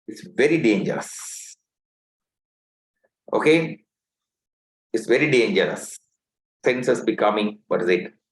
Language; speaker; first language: English; non-native, local second language; Tamil